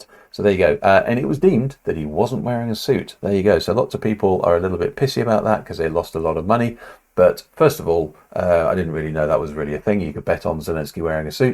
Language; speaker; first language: English; native; English